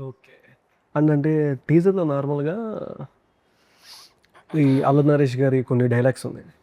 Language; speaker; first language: Telugu; native; Telugu